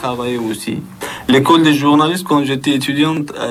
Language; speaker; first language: French; non-native, learner; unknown